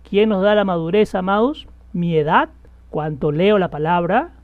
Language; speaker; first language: Spanish; native; Spanish